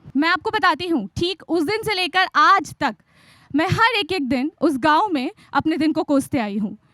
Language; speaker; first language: Hindi; native; Hindi